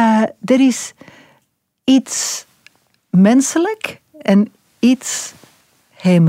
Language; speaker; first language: Dutch; non-native, local second language; French